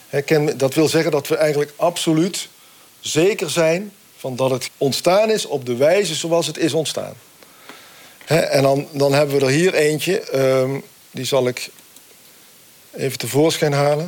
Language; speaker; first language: Dutch; native; Dutch